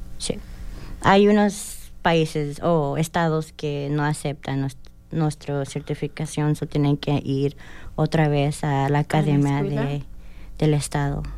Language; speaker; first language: Spanish; early bilingual, heritage; Spanish